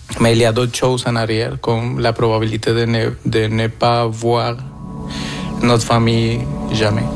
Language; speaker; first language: French; non-native, fluent; Spanish